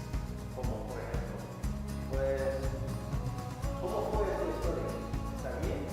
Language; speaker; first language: Spanish; non-native, fluent; English